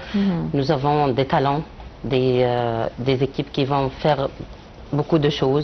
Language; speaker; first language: French; non-native, learner; Arabic